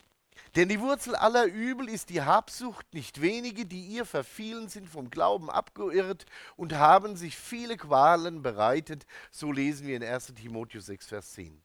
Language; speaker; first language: German; native; German